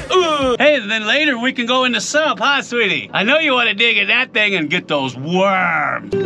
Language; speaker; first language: English; native; English